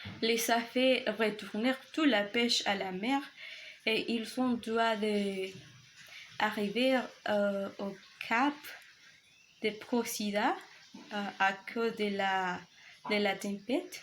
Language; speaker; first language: French; non-native, learner; Spanish